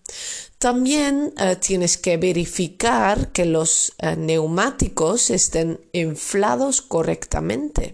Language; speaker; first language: Spanish; non-native, fluent; Dutch